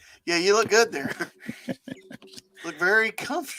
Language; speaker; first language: English; native; English